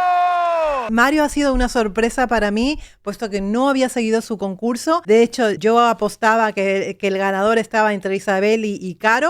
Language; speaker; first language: Spanish; native; Spanish